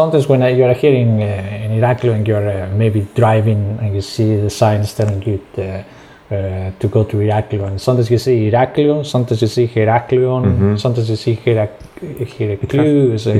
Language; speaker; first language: English; non-native, fluent; Spanish